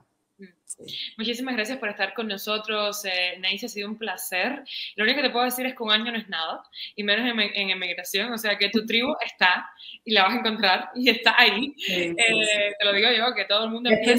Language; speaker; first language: Spanish; native; Spanish